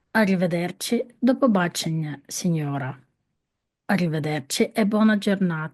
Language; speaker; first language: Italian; non-native, fluent; Ukrainian